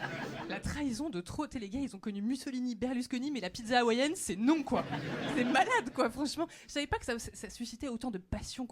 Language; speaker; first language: French; native; French